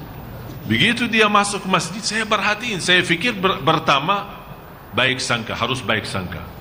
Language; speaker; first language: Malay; non-native, fluent; Arabic